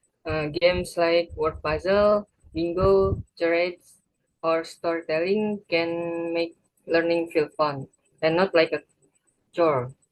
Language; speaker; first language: English; non-native, learner; Indonesian